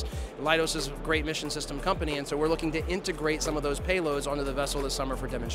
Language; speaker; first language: English; native; English